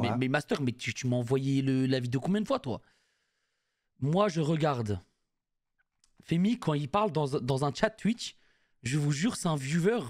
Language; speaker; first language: French; native; French